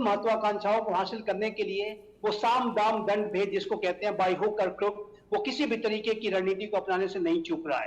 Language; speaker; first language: Hindi; native; Hindi